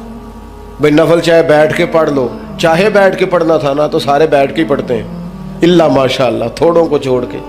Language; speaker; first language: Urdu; non-native, local second language; Punjabi